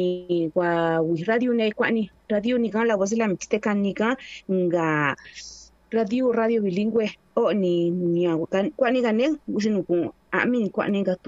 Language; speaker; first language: Spanish; non-native, local second language; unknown